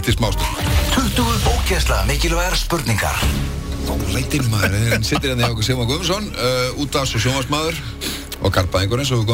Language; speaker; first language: Icelandic; native; Icelandic